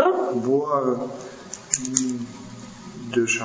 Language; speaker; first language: French; non-native, learner; Russian